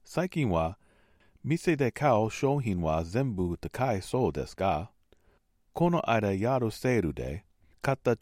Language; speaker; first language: Japanese; non-native, learner; English